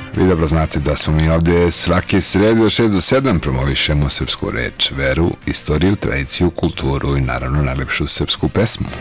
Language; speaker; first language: Serbian; native; Serbian